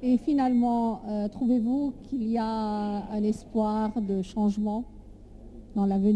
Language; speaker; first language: French; non-native, fluent; Arabic